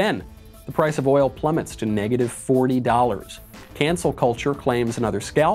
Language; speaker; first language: English; native; English